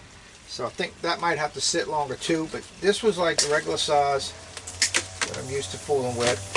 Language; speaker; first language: English; native; English